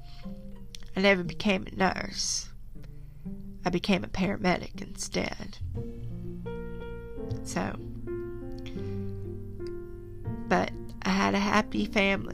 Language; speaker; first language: English; native; English